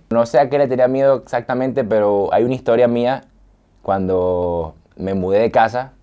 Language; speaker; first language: Spanish; native; Spanish